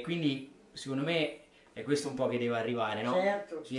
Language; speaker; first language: Italian; native; Italian